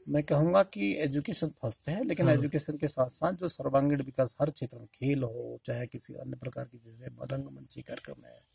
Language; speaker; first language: Hindi; native; Hindi